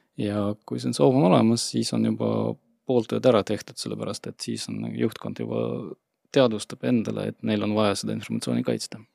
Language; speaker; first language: Estonian; non-native, local second language; Russian